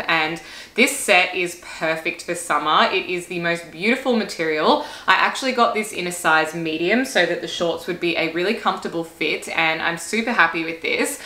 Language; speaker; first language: English; native; English